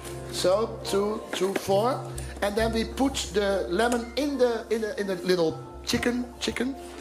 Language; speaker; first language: English; non-native, learner; Dutch